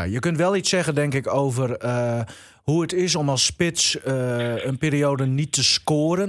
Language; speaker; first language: Dutch; native; Dutch